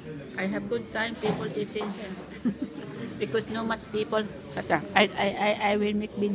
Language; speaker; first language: English; non-native, local second language; Filipino